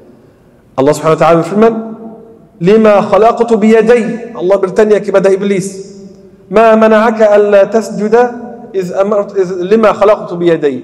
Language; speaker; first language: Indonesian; non-native, fluent; Arabic